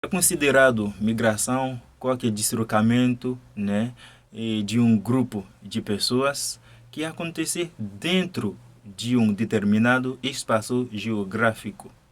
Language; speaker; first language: Portuguese; non-native, fluent; Haitian Creole